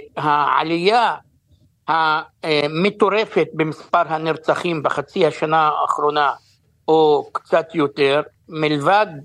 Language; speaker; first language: Hebrew; non-native, local second language; Arabic